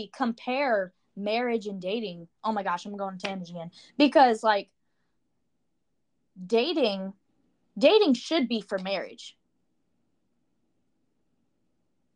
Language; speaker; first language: English; native; English